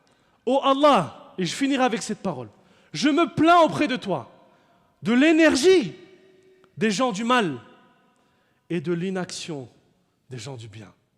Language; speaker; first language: French; native; French